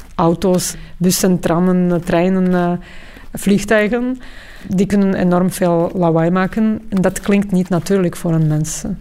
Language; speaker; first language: Dutch; non-native, fluent; Slovak